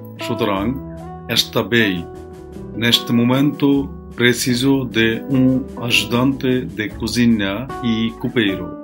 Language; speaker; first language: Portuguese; non-native, fluent; Bangla